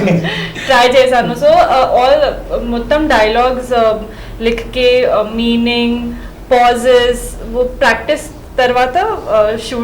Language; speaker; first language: Telugu; non-native, learner; Hindi